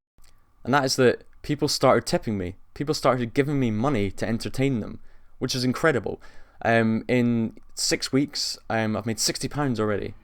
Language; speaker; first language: English; native; English